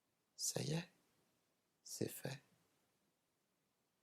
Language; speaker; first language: French; native; French